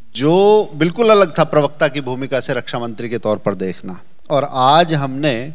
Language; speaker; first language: Hindi; native; Hindi